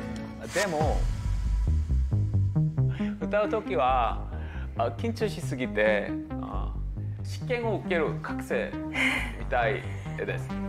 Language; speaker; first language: Japanese; non-native, learner; Korean